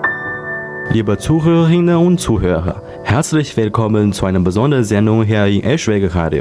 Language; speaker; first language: German; non-native, learner; Chinese